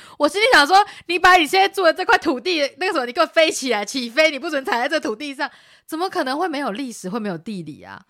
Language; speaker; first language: Chinese; native; Chinese